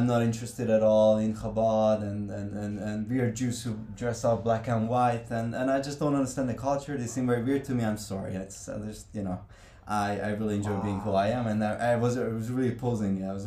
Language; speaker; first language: English; non-native, fluent; Hungarian